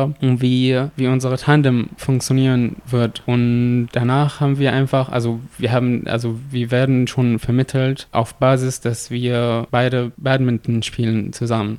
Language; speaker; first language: German; non-native, learner; Arabic